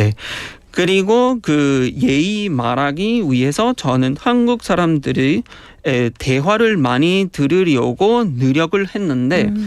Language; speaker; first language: Korean; non-native, fluent; Spanish